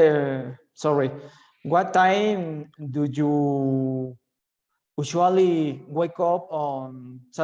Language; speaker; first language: English; non-native, learner; Spanish